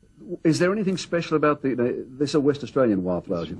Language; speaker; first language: English; native; English